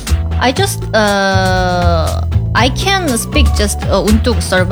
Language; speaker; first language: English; non-native, learner; Korean